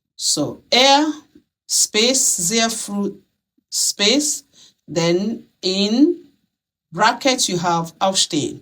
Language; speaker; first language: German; non-native, fluent; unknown